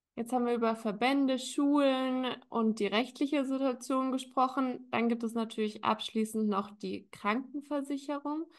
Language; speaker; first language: German; native; German